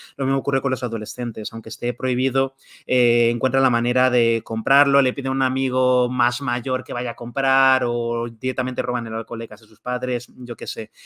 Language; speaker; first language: Spanish; native; Spanish